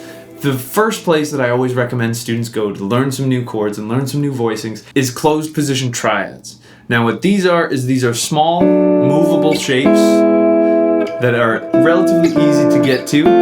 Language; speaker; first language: English; native; English